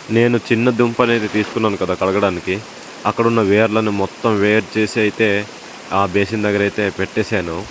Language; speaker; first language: Telugu; non-native, local second language; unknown